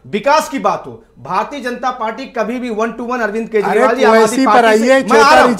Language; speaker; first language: Hindi; native; Hindi